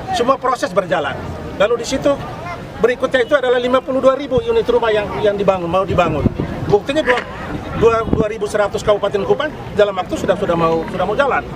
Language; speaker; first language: Indonesian; non-native, local second language; Tetum